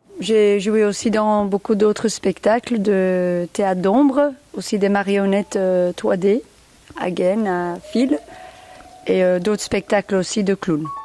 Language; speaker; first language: French; non-native, fluent; English